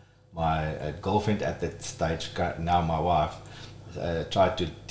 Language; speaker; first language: English; non-native, local second language; Afrikaans